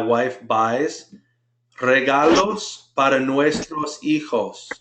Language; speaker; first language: Spanish; non-native, fluent; English